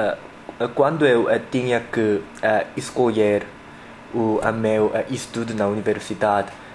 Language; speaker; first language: Portuguese; non-native, learner; Korean